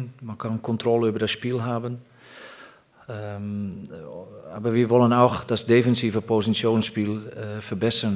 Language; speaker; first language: German; non-native, fluent; Dutch